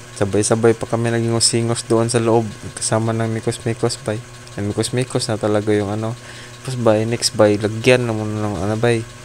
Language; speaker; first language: Filipino; non-native, local second language; Cebuano